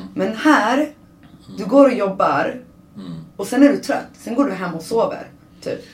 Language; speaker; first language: Swedish; early bilingual, other home language; Persian